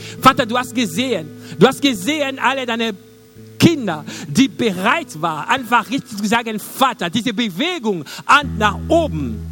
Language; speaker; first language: German; non-native, learner; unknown